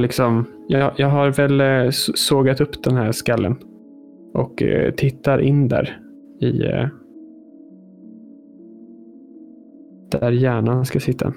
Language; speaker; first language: Swedish; native; Swedish